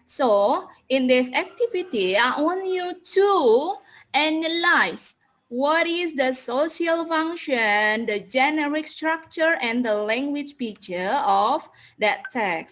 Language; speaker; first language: English; non-native, learner; Indonesian